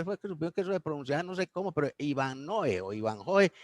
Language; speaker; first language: Spanish; native; Spanish